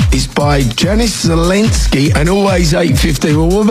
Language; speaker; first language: English; native; English